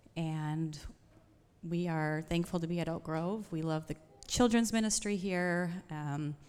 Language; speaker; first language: English; native; English